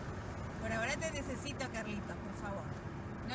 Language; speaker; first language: Spanish; early bilingual, heritage; Spanish